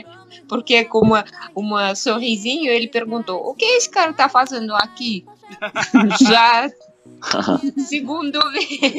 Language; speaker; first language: Portuguese; non-native, fluent; Russian